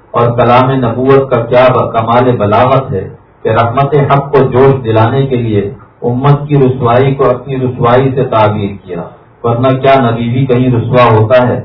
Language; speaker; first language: Urdu; native; Urdu